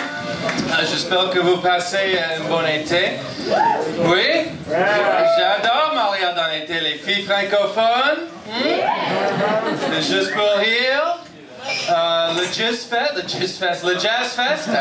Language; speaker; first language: French; non-native, local second language; English